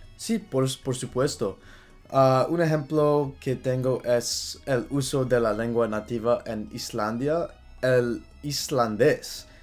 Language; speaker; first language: Spanish; non-native, learner; English